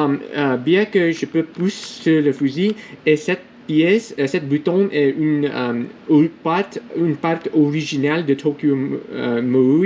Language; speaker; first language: French; non-native, learner; English